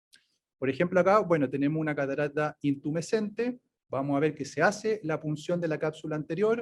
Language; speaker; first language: Spanish; native; Spanish